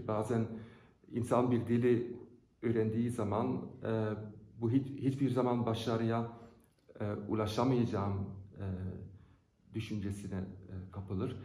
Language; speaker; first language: Turkish; non-native, fluent; Dutch